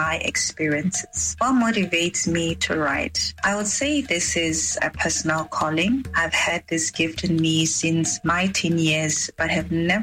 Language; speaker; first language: English; non-native, local second language; Tswana